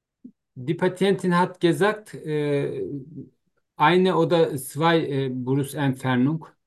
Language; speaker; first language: German; non-native, learner; Turkish